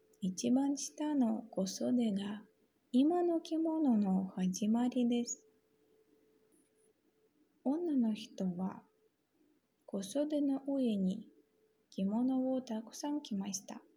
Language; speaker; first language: Japanese; non-native, fluent; Russian